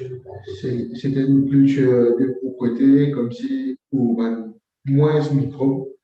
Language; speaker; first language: French; non-native, local second language; Morisyen